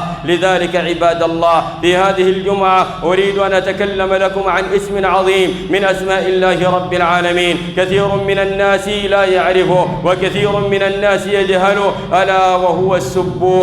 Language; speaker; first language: Arabic; native; Arabic